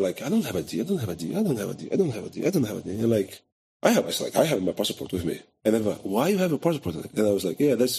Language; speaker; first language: English; non-native, fluent; Portuguese